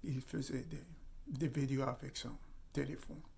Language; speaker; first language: French; non-native, local second language; Arabic